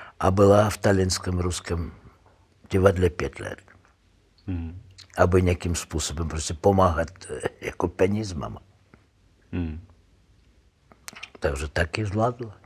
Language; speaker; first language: Czech; non-native, learner; Russian